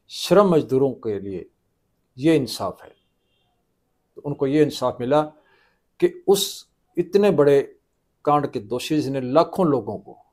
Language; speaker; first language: Hindi; non-native, local second language; Punjabi